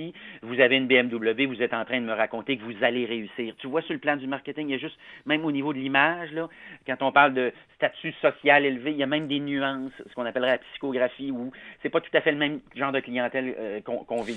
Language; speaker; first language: French; native; French